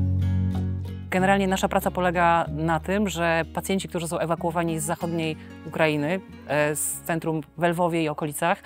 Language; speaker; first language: Polish; native; Polish